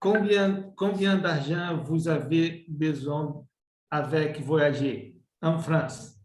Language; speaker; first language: French; non-native, learner; Portuguese